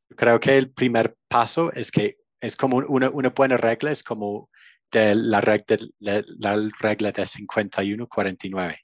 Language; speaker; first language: Spanish; non-native, fluent; English